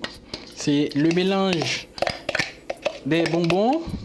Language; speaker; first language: French; non-native, local second language; Haitian Creole